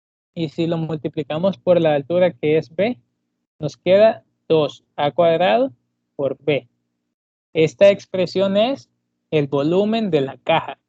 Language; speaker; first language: Spanish; native; Spanish